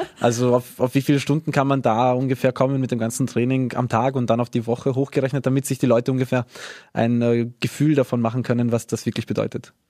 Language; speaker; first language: German; native; German